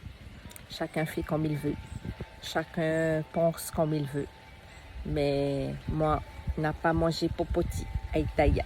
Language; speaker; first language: French; native; French